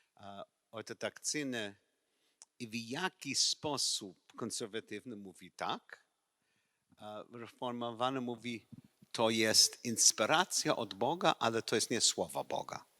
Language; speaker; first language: Polish; non-native, learner; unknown